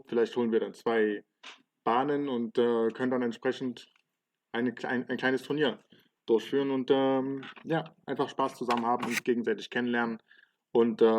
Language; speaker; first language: German; early bilingual, other home language; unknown